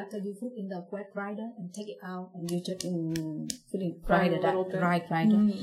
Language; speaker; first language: English; non-native, learner; Vietnamese